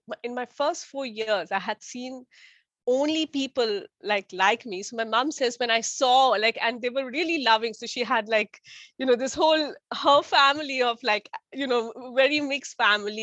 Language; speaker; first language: English; non-native, local second language; Bangla